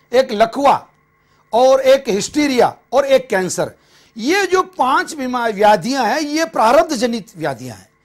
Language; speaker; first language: Hindi; native; Hindi